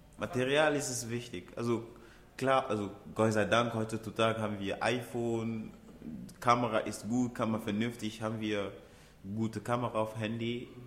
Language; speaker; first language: German; non-native, fluent; Ewe